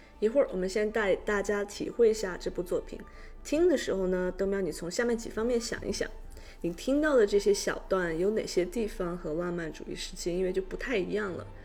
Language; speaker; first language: Chinese; native; Chinese